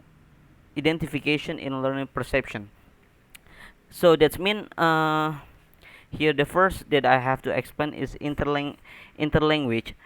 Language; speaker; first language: English; non-native, learner; Indonesian